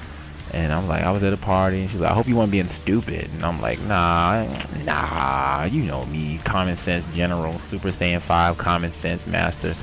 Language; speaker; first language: English; native; English